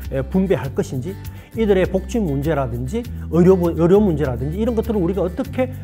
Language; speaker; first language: Korean; native; Korean